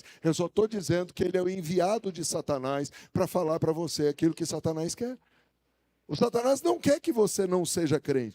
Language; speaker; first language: Portuguese; native; Portuguese